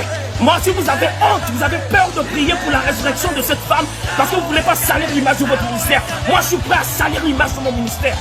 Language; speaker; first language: French; non-native, local second language; Lingala